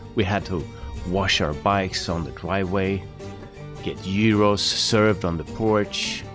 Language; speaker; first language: English; non-native, fluent; Swedish